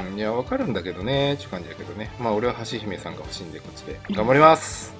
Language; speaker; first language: Japanese; native; Japanese